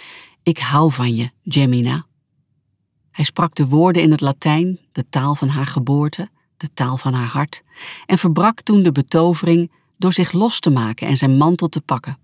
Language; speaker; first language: Dutch; native; Dutch